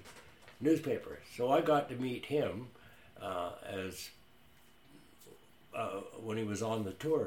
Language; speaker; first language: English; native; English